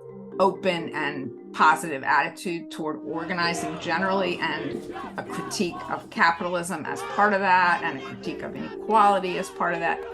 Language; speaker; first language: English; native; English